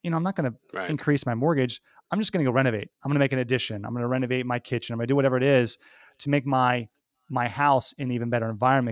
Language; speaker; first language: English; native; English